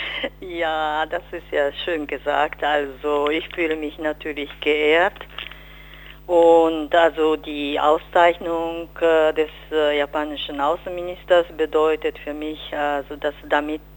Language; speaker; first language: German; non-native, fluent; Japanese